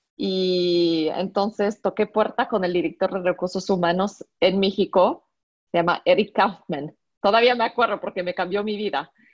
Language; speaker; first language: Spanish; non-native, fluent; French